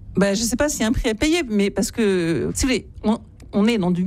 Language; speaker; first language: French; native; French